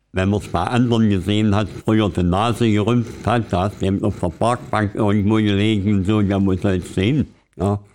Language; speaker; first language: German; native; German